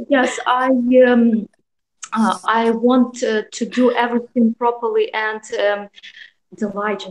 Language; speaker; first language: English; non-native, learner; Russian